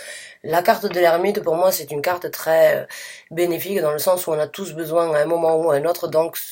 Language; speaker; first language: French; native; French